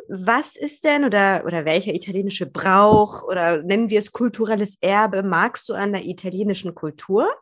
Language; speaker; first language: German; native; German